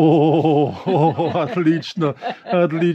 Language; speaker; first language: Russian; non-native, learner; English